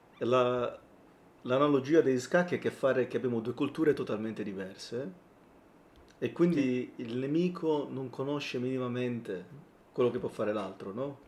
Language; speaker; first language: Italian; native; Italian